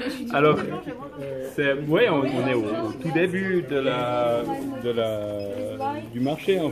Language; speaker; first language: French; native; French